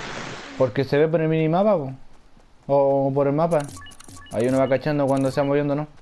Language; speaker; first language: Spanish; native; Spanish